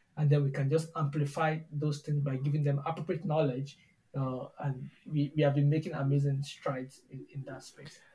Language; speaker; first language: English; non-native, local second language; Yoruba